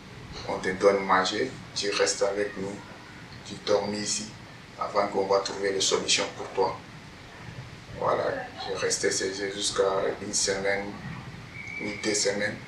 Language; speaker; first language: French; non-native, learner; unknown